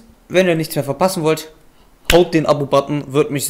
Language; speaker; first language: German; native; German